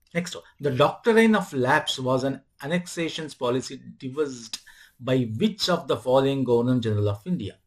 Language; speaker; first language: English; non-native, local second language; Kannada